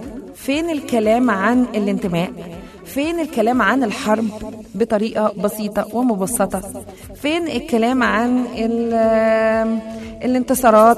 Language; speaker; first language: Arabic; native; Arabic